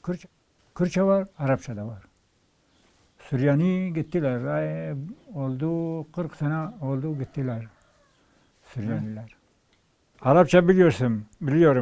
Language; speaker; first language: Turkish; non-native, local second language; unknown